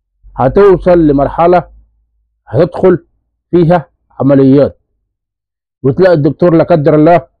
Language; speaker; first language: Arabic; native; Arabic